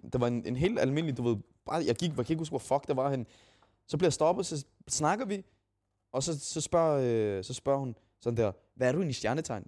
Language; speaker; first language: Danish; early bilingual, other home language; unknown